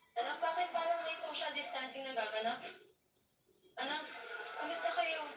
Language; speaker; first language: Filipino; non-native, local second language; Cebuano